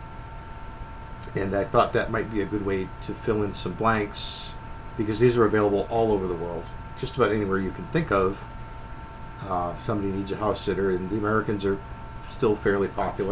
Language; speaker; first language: English; native; English